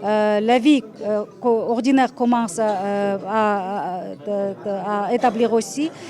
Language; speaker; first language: French; non-native, fluent; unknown